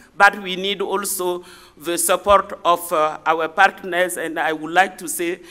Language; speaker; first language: English; non-native, learner; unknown